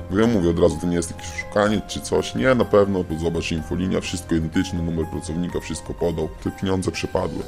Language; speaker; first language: Polish; native; Polish